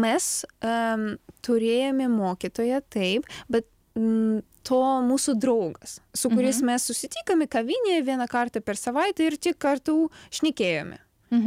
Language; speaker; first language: Lithuanian; non-native, learner; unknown